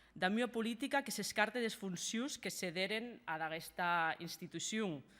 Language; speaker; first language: Occitan; native; Occitan